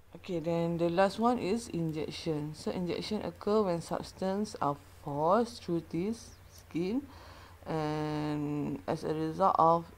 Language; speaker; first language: English; non-native, local second language; Malay